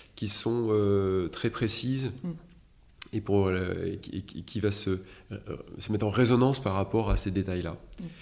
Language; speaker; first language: French; native; French